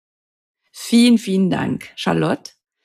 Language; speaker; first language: German; native; German